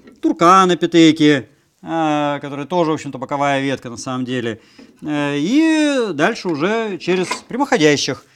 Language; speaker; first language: Russian; native; Russian